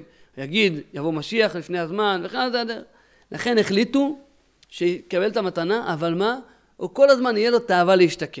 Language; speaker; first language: Hebrew; native; Hebrew